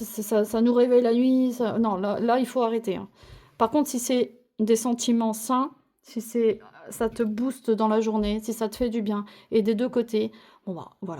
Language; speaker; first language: French; native; French